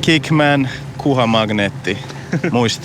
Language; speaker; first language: Finnish; native; Finnish